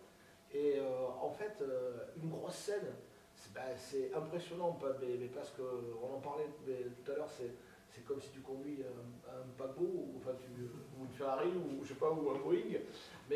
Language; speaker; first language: French; native; French